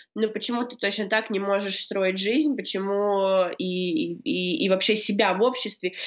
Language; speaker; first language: Russian; native; Russian